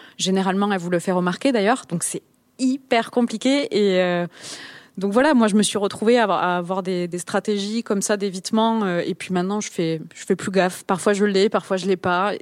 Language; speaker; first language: French; native; French